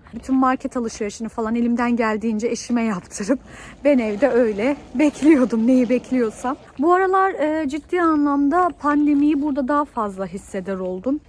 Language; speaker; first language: Turkish; native; Turkish